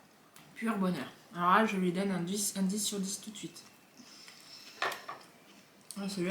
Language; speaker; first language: French; native; French